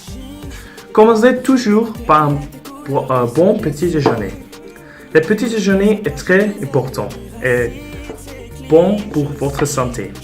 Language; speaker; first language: French; non-native, local second language; Persian